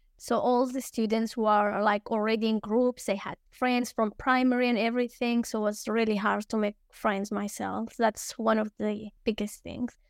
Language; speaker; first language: English; early bilingual, other home language; Arabic